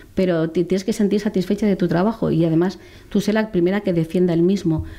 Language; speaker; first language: Spanish; native; Spanish